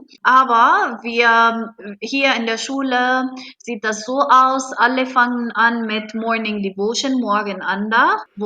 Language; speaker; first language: German; non-native, fluent; Arabic